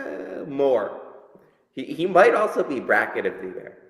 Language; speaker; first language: English; native; English